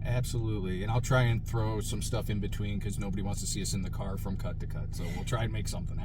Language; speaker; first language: English; native; English